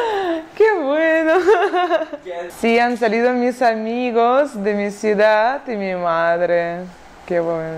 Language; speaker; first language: Spanish; non-native, fluent; Russian